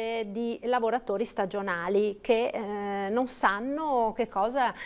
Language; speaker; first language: Italian; native; Italian